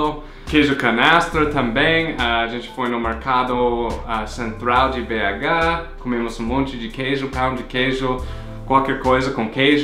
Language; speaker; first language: Portuguese; non-native, fluent; English